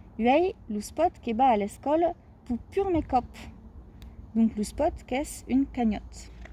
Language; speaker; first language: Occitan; non-native, local second language; French